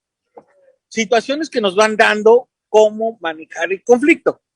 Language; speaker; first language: Spanish; native; Spanish